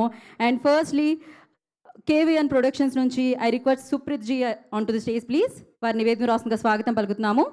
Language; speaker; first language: Telugu; native; Telugu